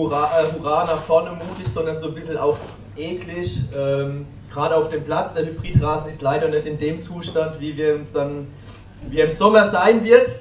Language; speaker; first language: German; native; German